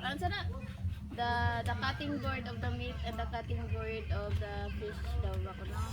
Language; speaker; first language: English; non-native, local second language; Cebuano